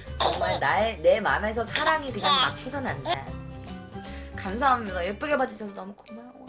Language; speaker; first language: Korean; native; Korean